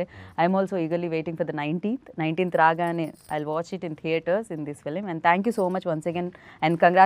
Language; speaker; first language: Telugu; native; Telugu